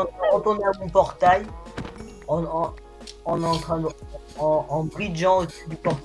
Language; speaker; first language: French; native; French